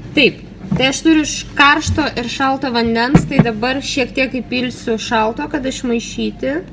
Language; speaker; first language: Lithuanian; non-native, local second language; Russian